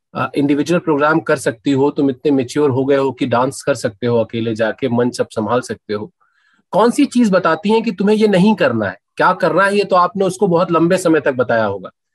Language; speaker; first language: Hindi; native; Hindi